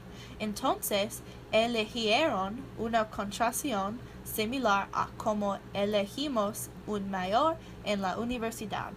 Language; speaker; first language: Spanish; non-native, learner; English